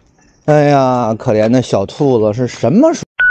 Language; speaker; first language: Chinese; native; Chinese